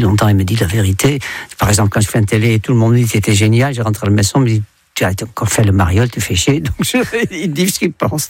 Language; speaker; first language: French; non-native, fluent; Dutch